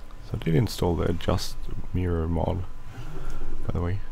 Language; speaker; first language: English; non-native, fluent; Swedish